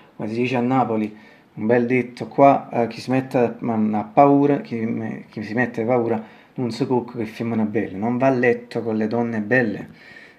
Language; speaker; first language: Italian; native; Italian